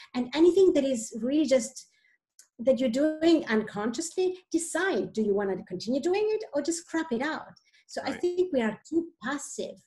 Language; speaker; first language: English; non-native, fluent; Italian